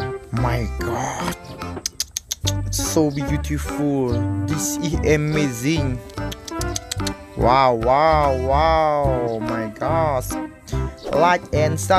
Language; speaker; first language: English; non-native, learner; Khmer